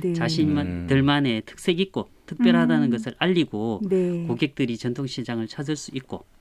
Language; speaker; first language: Korean; native; Korean